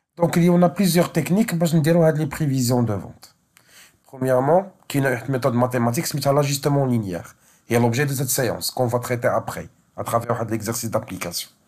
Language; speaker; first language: French; non-native, local second language; Arabic